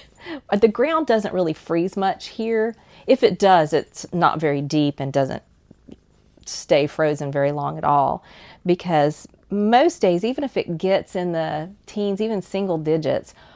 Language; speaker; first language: English; native; English